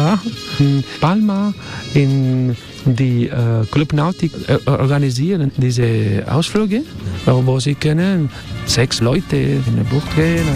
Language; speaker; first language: German; non-native, learner; Spanish